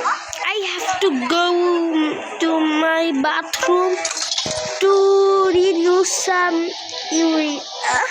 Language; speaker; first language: English; non-native, learner; Bangla